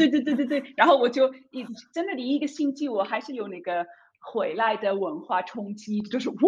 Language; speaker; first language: Chinese; non-native, fluent; German